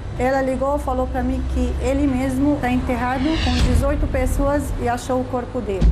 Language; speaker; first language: Portuguese; non-native, learner; Arabic